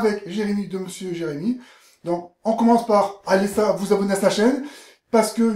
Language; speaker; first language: French; native; French